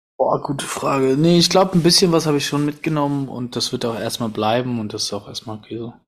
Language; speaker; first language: German; early bilingual, other home language; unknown